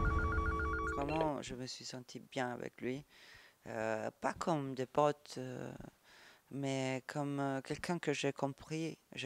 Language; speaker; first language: French; non-native, fluent; Italian